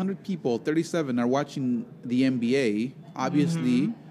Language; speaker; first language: English; non-native, fluent; Spanish